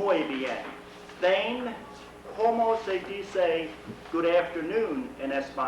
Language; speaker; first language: Spanish; non-native, fluent; English